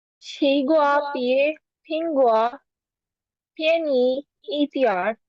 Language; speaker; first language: Chinese; non-native, learner; Urdu